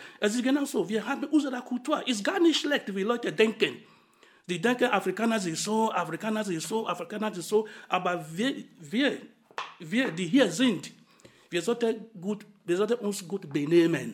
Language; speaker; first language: German; non-native, fluent; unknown